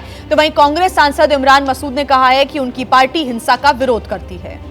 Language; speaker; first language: Hindi; native; Hindi